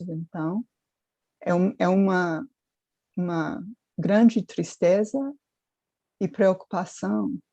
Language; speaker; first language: Portuguese; non-native, fluent; English